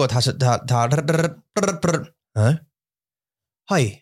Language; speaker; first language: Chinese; non-native, learner; English